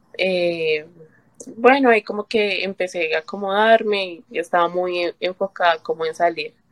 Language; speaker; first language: Spanish; native; Spanish